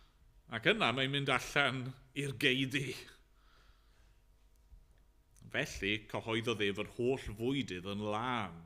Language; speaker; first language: Welsh; native; Welsh